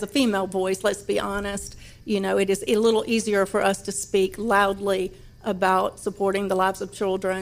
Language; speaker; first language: English; native; English